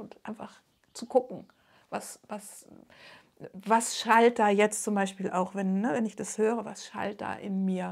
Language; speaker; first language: German; native; German